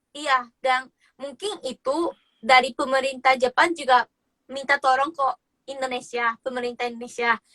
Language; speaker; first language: Indonesian; non-native, fluent; Japanese